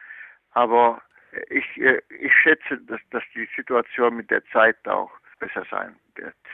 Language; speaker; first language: German; non-native, fluent; Finnish